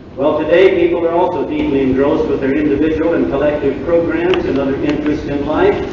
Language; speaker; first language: English; native; English